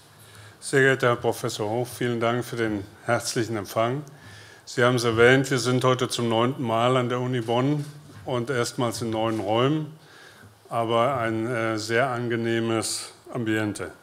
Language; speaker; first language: German; native; German